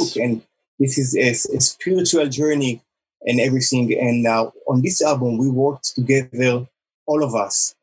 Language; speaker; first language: English; non-native, fluent; Hebrew